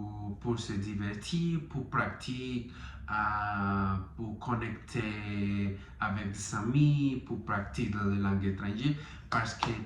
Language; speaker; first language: French; non-native, learner; Spanish